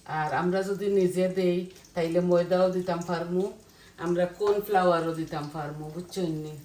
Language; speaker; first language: Bangla; native; Bangla